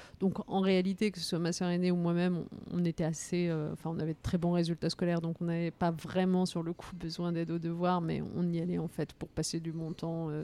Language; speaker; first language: French; early bilingual, other home language; Riffian